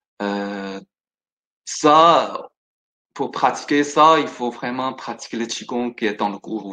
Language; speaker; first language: French; non-native, fluent; Chinese